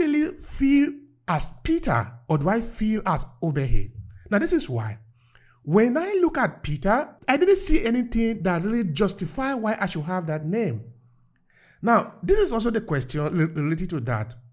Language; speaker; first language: English; non-native, local second language; Esan